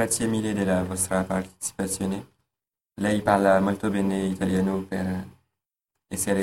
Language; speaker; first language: Italian; non-native, learner; French